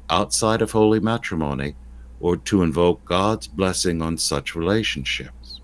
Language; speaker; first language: English; native; English